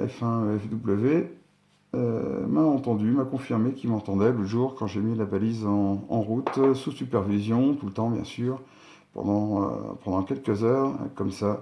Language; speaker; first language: French; native; French